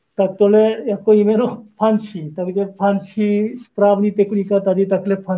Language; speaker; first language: Czech; non-native, learner; Korean